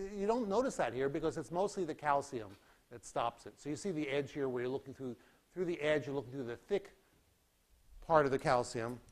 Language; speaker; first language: English; native; English